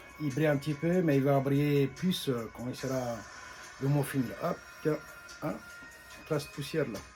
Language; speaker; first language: French; non-native, fluent; Romanian